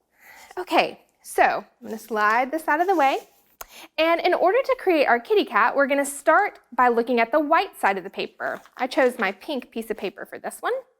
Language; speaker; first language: English; native; English